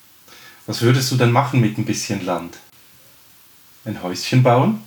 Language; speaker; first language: German; native; German